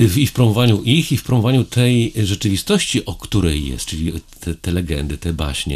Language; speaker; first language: Polish; native; Polish